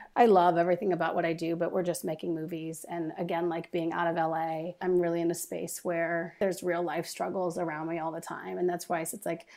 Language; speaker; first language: English; native; English